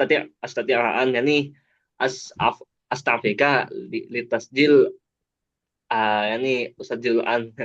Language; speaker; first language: Arabic; non-native, learner; Indonesian